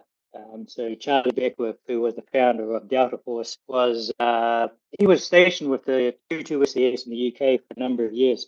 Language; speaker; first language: English; native; English